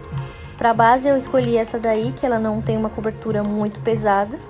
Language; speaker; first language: Portuguese; native; Portuguese